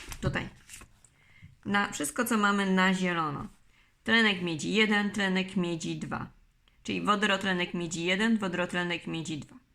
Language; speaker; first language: Polish; native; Polish